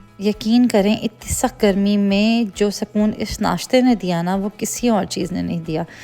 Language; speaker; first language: Urdu; native; Urdu